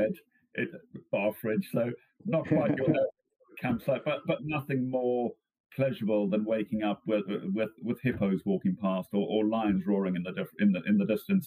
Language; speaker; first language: English; native; English